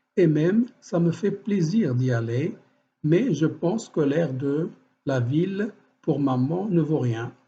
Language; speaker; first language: French; non-native, local second language; Arabic